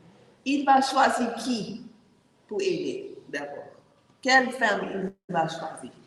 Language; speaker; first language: French; non-native, learner; English